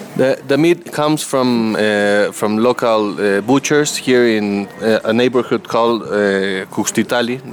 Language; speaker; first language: English; non-native, learner; Spanish